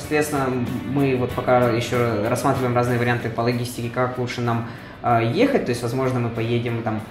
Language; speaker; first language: Russian; non-native, local second language; Ukrainian